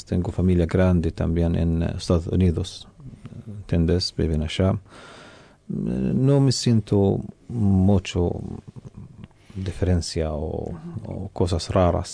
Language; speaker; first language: Spanish; non-native, local second language; Arabic